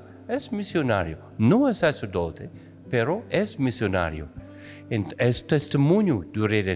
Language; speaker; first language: Portuguese; non-native, fluent; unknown